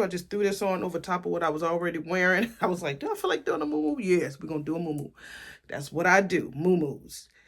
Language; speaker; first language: English; native; English